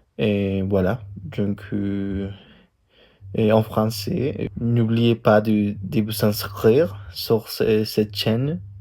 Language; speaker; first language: French; non-native, fluent; Spanish